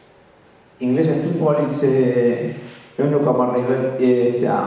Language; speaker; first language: Basque; non-native, local second language; Spanish